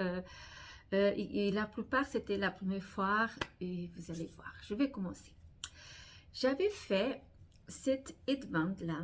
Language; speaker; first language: French; non-native, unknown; Portuguese